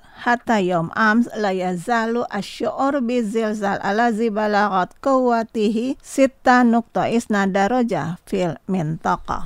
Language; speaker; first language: Arabic; non-native, fluent; Indonesian